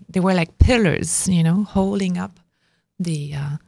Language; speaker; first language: English; non-native, fluent; French